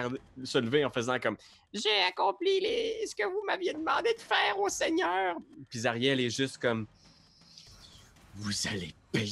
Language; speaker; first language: French; native; French